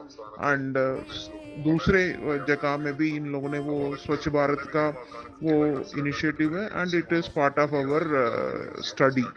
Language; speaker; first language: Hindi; non-native, local second language; Malayalam